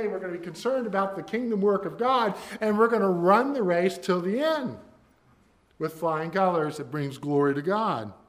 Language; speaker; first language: English; native; English